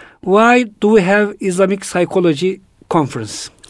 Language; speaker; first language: English; non-native, fluent; Turkish